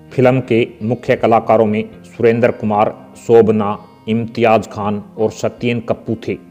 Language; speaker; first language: Hindi; native; Hindi